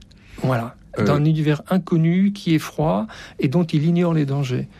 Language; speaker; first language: French; native; French